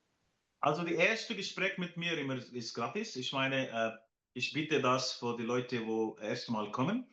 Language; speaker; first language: German; non-native, fluent; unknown